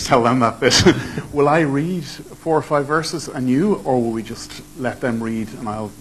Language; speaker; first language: English; native; English